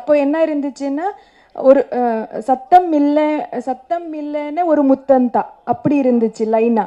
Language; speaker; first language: Tamil; non-native, learner; Kannada